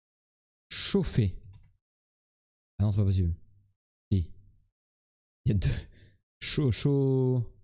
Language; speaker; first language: French; native; French